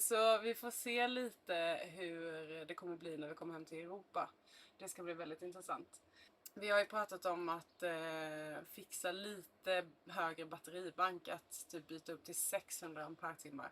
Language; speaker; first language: Swedish; native; Swedish